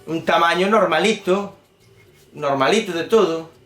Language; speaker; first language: Spanish; non-native, local second language; Galician